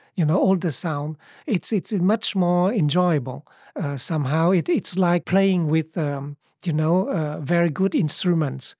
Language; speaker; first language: English; early bilingual, other home language; Vietnamese